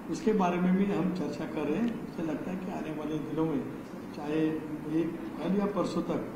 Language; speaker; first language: Hindi; non-native, local second language; Marathi